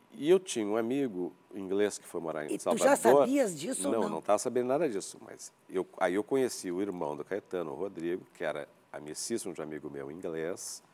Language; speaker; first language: Portuguese; native; Portuguese